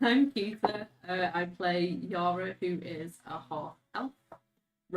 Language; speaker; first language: English; native; English